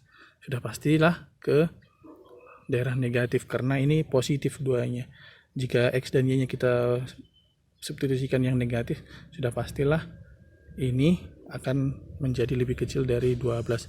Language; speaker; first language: Indonesian; native; Indonesian